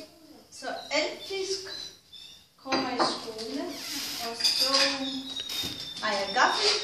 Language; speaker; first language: Danish; non-native, fluent; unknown